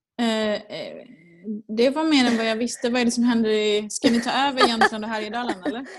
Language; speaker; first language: Swedish; early bilingual, other home language; Persian